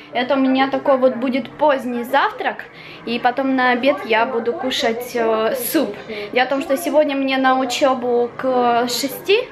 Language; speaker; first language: Russian; early bilingual, heritage; Russian